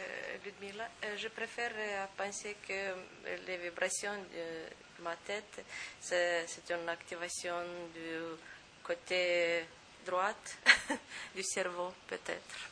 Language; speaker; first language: French; non-native, fluent; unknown